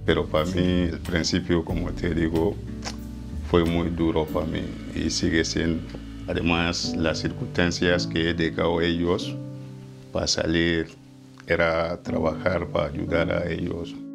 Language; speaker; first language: Spanish; non-native, fluent; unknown